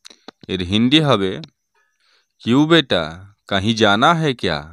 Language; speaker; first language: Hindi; non-native, learner; Bangla